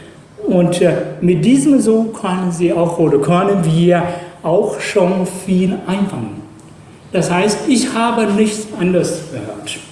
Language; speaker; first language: German; non-native, fluent; Chinese